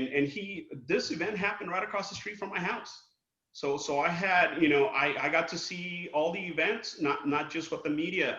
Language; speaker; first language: English; non-native, fluent; Spanish